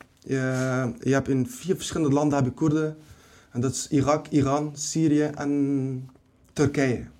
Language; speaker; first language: Dutch; early bilingual, other home language; Kurdish